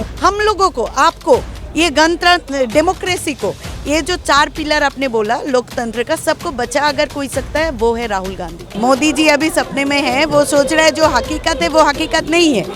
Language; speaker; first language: Hindi; non-native, local second language; Bangla